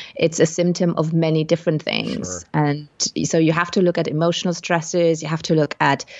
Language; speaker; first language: English; non-native, fluent; Luxembourgish